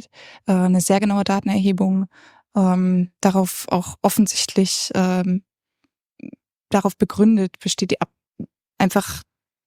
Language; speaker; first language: German; native; German